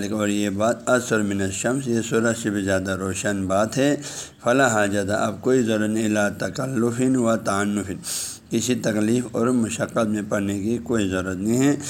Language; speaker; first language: Urdu; native; Urdu